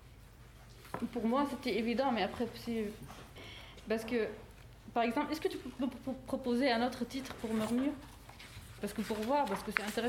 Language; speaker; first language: French; non-native, fluent; Arabic